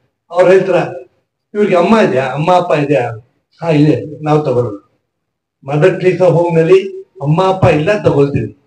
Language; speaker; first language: Kannada; non-native, local second language; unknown